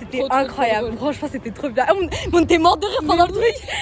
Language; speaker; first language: French; native; French